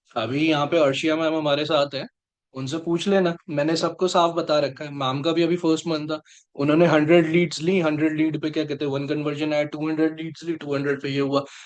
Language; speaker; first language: Hindi; native; Hindi